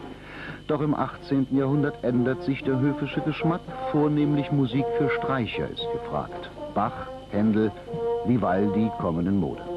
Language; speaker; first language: German; native; German